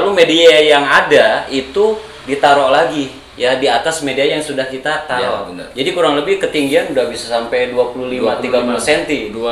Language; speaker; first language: Indonesian; native; Indonesian